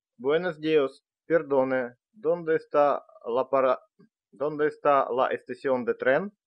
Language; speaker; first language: Spanish; non-native, learner; Russian